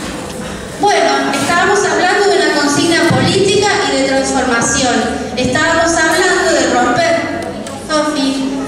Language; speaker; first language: Spanish; native; Spanish